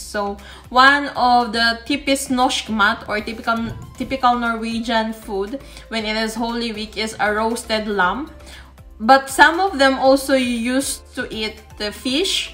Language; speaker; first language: English; non-native, local second language; Filipino